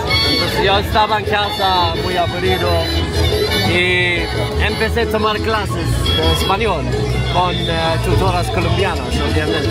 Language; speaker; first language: Spanish; non-native, fluent; Swedish